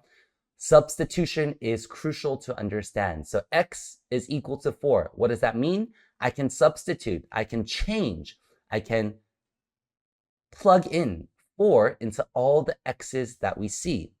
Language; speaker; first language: English; native; English